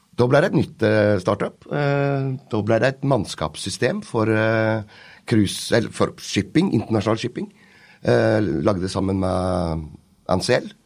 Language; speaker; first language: Norwegian; native; Norwegian